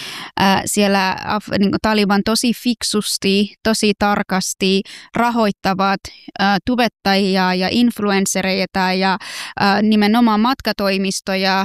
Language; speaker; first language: Finnish; early bilingual, other home language; Persian